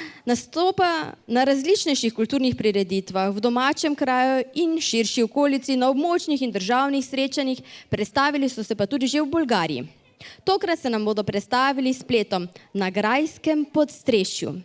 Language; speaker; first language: Slovenian; native; Slovenian